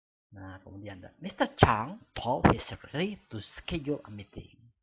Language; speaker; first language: English; non-native, fluent; Indonesian